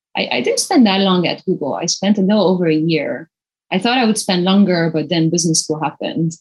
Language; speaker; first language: English; non-native, fluent; Arabic